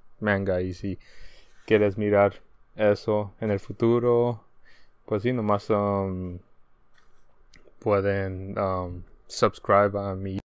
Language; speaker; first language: Spanish; early bilingual, heritage; Spanish